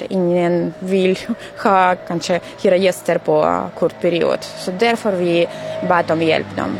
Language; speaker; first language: Swedish; non-native, fluent; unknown